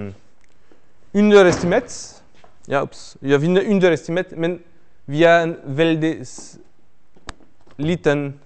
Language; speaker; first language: Norwegian; non-native, fluent; French